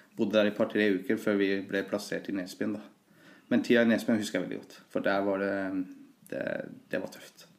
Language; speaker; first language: Norwegian; early bilingual, other home language; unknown